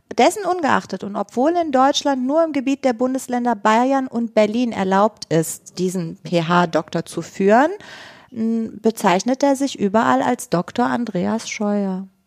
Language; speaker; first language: German; native; German